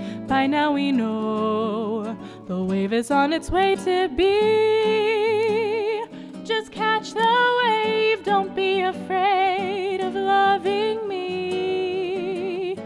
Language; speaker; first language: English; early bilingual, other home language; Portuguese